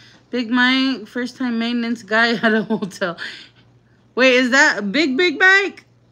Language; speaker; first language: English; early bilingual, other home language; Spanish